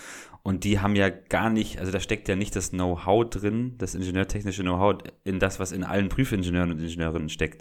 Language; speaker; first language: German; native; German